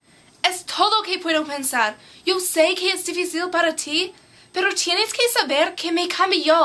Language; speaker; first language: Spanish; non-native, learner; English